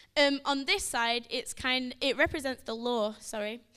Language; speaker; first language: English; native; English